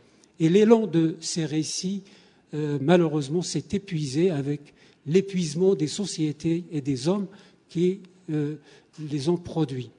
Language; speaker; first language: French; native; French